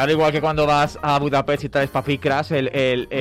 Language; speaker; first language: Spanish; native; Spanish